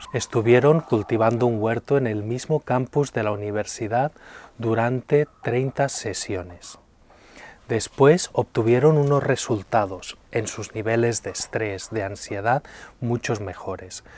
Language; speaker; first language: Spanish; native; Spanish